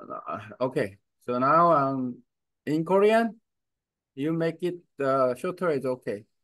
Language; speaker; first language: English; non-native, learner; Korean